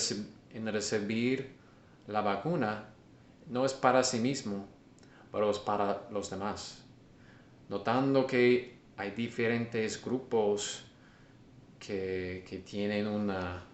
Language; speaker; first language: Spanish; non-native, learner; English